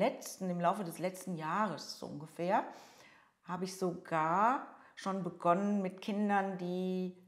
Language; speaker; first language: German; native; German